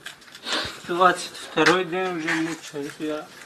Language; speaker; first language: Russian; non-native, learner; Tajik